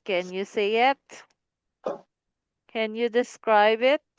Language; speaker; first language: English; non-native, fluent; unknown